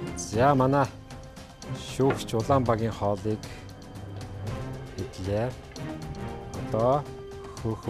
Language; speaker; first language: Mongolian; native; Mongolian